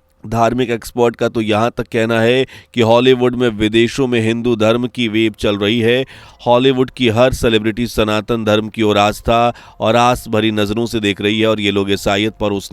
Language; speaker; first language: Hindi; native; Hindi